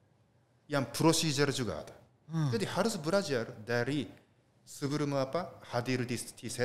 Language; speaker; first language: Indonesian; non-native, learner; Japanese